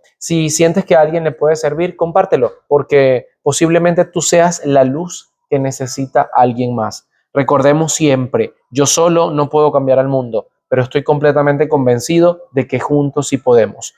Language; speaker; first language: Spanish; native; Spanish